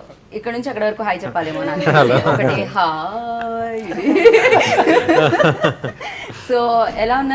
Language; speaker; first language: Telugu; native; Telugu